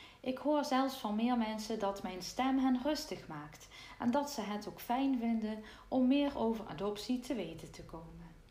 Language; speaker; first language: Dutch; native; Dutch